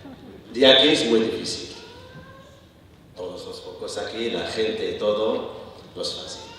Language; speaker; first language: Spanish; non-native, learner; Arabic